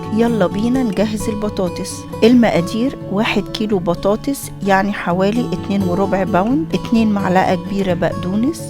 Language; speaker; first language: Arabic; native; Arabic